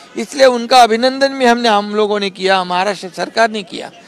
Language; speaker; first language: Hindi; non-native, local second language; Marathi